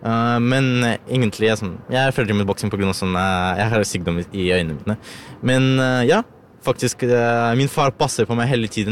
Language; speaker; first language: Norwegian; non-native, learner; Ukrainian